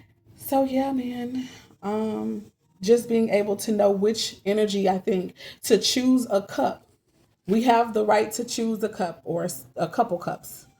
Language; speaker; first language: English; native; English